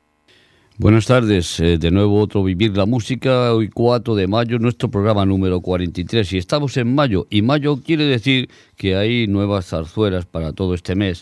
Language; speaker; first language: Spanish; native; Spanish